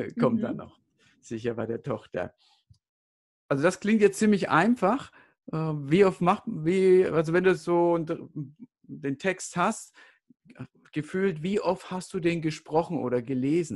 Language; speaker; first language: German; native; German